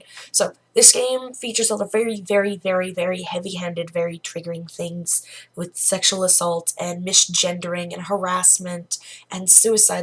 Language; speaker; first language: English; native; English